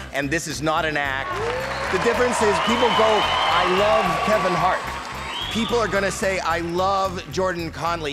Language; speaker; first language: English; native; English